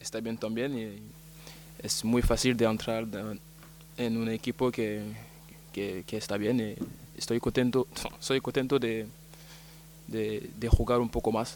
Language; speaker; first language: Spanish; non-native, learner; French